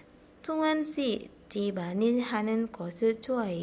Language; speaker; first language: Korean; non-native, fluent; Indonesian